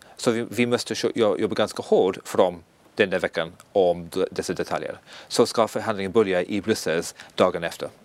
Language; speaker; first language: Swedish; non-native, learner; English